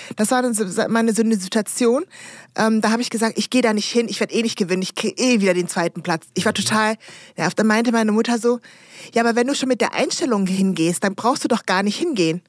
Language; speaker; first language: German; early bilingual, other home language; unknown